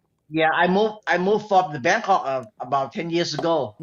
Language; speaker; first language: English; non-native, learner; Thai